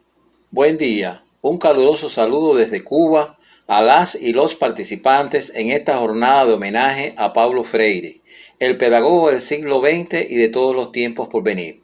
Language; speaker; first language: Spanish; native; Spanish